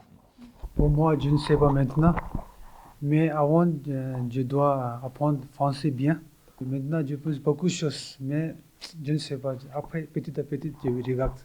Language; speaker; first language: French; non-native, learner; Tibetan